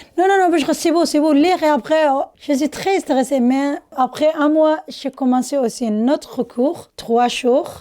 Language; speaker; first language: French; non-native, learner; Somali